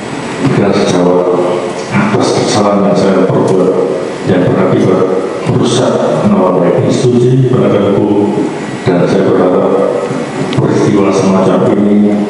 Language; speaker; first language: Indonesian; non-native, local second language; Javanese